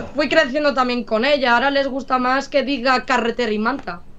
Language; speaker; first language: Spanish; native; Spanish